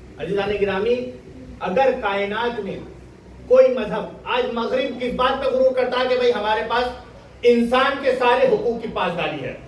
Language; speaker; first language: Urdu; native; Urdu